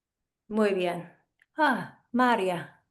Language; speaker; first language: Spanish; non-native, fluent; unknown